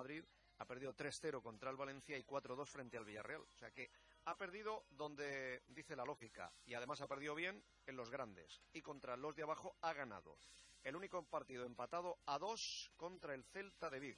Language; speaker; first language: Spanish; native; Spanish